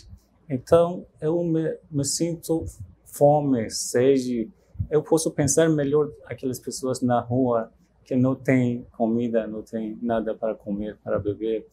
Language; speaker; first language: Portuguese; non-native, fluent; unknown